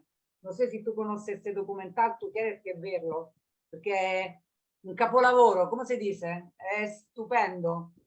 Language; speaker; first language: Spanish; non-native, learner; Italian